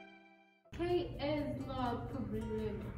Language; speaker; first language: Spanish; non-native, learner; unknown